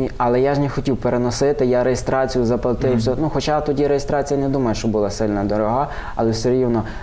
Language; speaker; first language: Ukrainian; native; Ukrainian